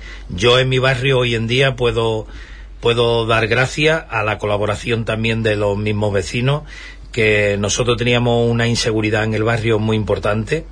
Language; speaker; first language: Spanish; native; Spanish